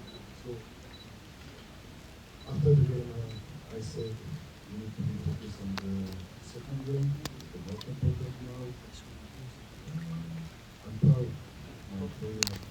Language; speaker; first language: English; non-native, learner; French